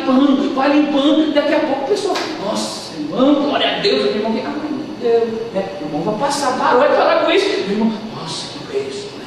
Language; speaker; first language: Portuguese; native; Portuguese